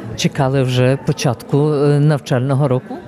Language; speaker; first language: Ukrainian; early bilingual, heritage; Ukrainian